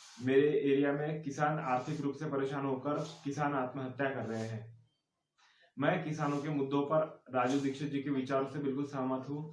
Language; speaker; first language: Hindi; non-native, local second language; Marathi